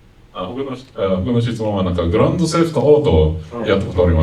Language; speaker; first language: Japanese; non-native, fluent; English